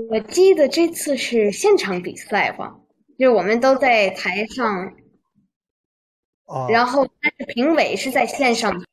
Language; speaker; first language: Chinese; early bilingual, heritage; Chinese